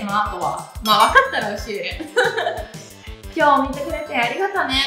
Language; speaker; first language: Japanese; non-native, fluent; Italian